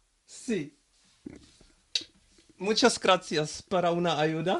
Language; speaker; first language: Spanish; non-native, learner; French